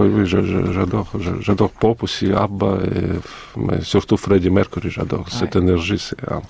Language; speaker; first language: French; non-native, fluent; Russian